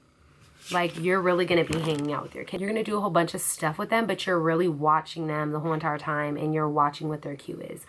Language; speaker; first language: English; native; English